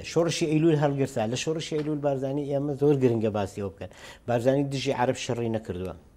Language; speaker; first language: Central Kurdish; native; Central Kurdish